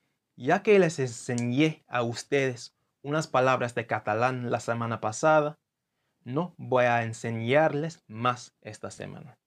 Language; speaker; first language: Spanish; non-native, fluent; English